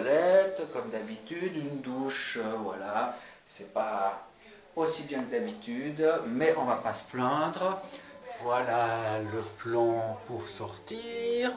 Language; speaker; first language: French; native; French